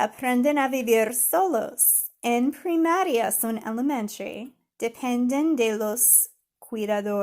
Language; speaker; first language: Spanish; non-native, fluent; English